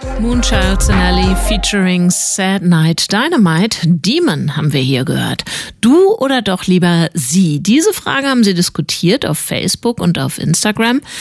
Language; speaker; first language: German; native; German